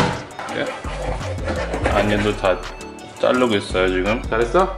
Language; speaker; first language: Korean; early bilingual, heritage; English